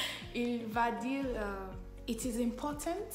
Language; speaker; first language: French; non-native, fluent; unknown